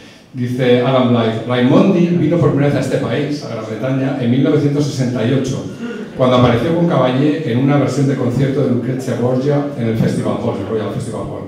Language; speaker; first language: Spanish; native; Spanish